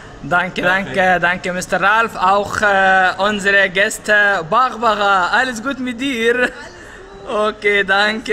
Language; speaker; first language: German; non-native, learner; Arabic